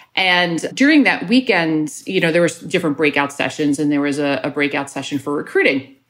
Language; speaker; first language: English; native; English